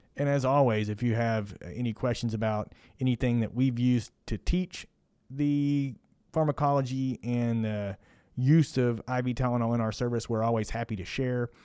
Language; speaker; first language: English; native; English